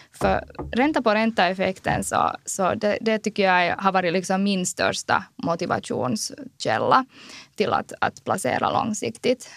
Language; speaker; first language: Swedish; native; Swedish